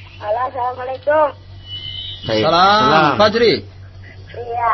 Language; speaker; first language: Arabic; non-native, learner; Indonesian